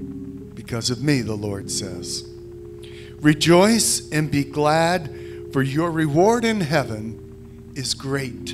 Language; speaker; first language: English; native; English